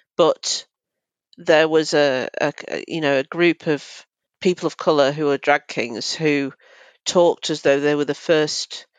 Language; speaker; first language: English; native; English